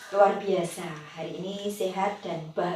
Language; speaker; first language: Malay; non-native, local second language; Javanese